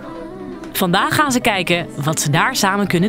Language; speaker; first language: Dutch; native; Dutch